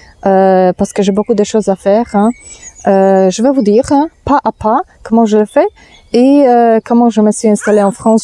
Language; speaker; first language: French; non-native, fluent; Polish